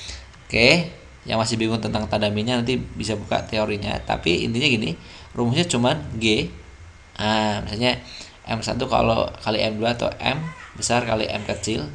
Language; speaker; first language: Indonesian; native; Indonesian